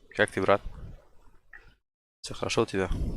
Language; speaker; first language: Russian; non-native, local second language; Tajik